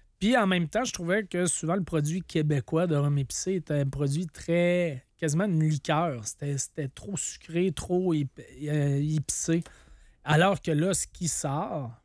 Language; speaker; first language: French; native; French